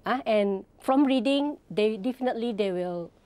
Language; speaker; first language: English; non-native, local second language; Malay